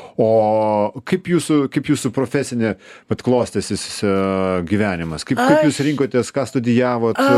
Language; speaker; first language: Lithuanian; native; Lithuanian